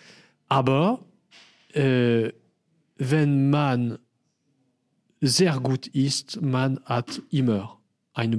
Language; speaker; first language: German; non-native, learner; French